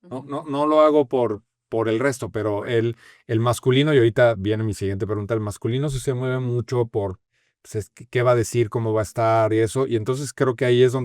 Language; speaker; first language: Spanish; native; Spanish